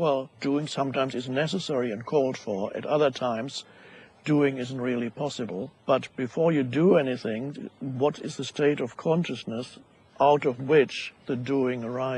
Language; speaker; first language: English; non-native, fluent; German